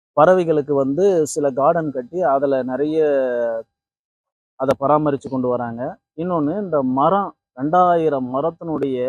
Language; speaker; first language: Tamil; native; Tamil